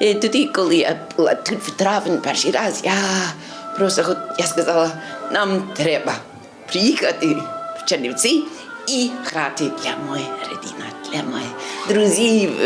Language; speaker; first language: Ukrainian; non-native, learner; English